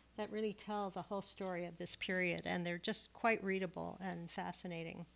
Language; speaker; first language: English; native; English